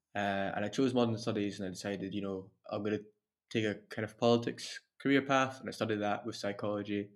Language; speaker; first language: English; native; English